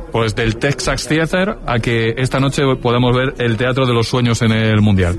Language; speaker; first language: Spanish; native; Spanish